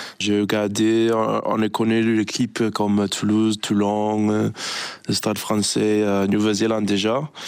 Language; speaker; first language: French; non-native, learner; English